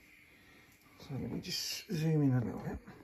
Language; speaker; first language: English; native; English